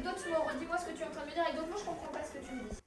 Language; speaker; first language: French; native; French